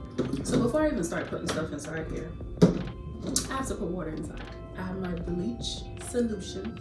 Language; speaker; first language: English; native; English